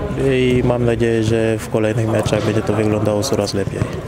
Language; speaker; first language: Polish; non-native, fluent; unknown